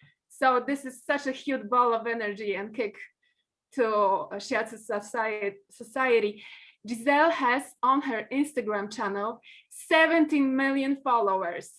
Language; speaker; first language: English; non-native, fluent; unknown